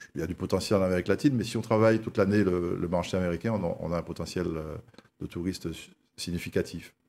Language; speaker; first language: French; native; French